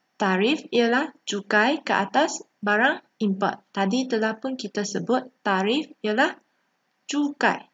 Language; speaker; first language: Malay; non-native, local second language; Chinese